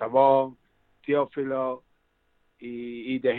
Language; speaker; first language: English; non-native, learner; Spanish